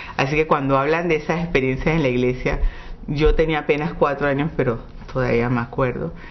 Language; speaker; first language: Spanish; non-native, local second language; English